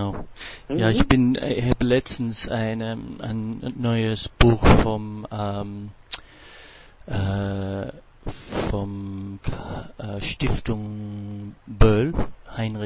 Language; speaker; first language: German; non-native, fluent; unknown